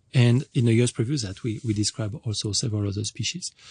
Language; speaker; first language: English; non-native, fluent; French